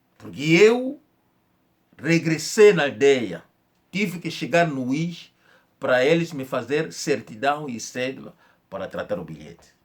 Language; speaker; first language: Portuguese; non-native, fluent; Kongo